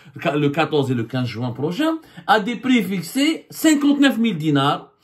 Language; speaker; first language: French; non-native, local second language; Arabic